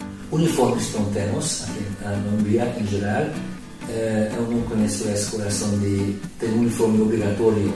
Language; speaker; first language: Portuguese; non-native, learner; Hungarian